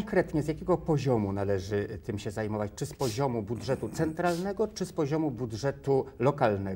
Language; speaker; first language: Polish; native; Polish